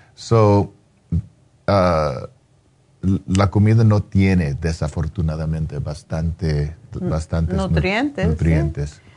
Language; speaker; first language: Spanish; early bilingual, heritage; Spanish